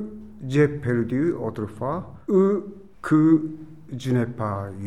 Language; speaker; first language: French; non-native, learner; Japanese